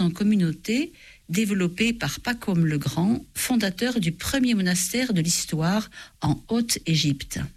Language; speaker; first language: French; native; French